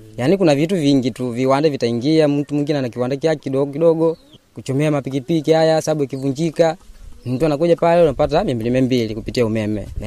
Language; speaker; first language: Swahili; non-native, local second language; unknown